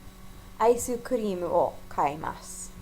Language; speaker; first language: Japanese; non-native, fluent; English